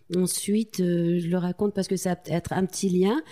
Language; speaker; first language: French; native; French